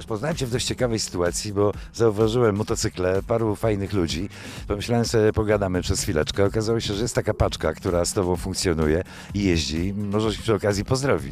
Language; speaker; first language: Polish; native; Polish